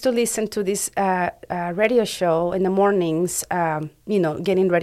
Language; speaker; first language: English; non-native, fluent; Spanish